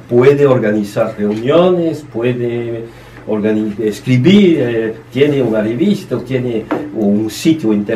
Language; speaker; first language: Spanish; non-native, fluent; French